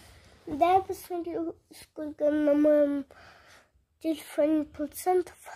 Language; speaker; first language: Russian; early bilingual, heritage; Russian